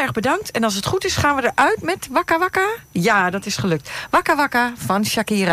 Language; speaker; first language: Dutch; native; Dutch